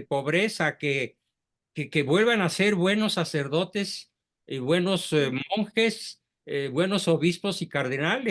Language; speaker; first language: Spanish; native; Spanish